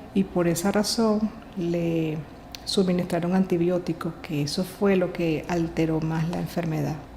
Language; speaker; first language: Spanish; native; Spanish